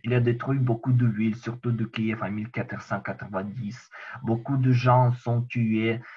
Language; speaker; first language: French; non-native, learner; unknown